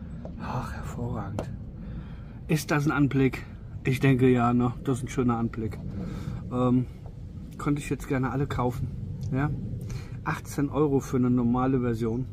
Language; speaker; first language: German; native; German